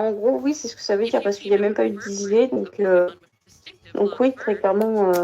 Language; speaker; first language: French; native; French